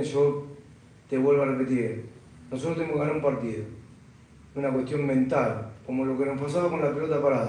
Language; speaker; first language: Spanish; native; Spanish